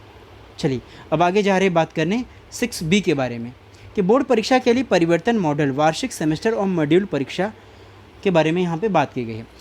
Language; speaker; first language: Hindi; native; Hindi